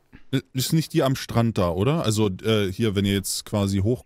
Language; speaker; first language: German; native; German